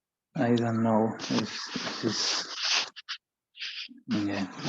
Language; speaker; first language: English; non-native, learner; Spanish